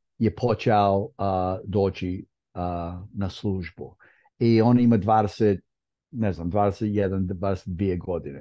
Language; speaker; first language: Croatian; early bilingual, heritage; Croatian